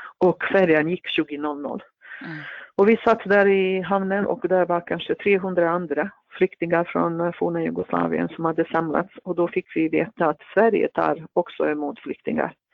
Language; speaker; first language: Swedish; non-native, fluent; Bosnian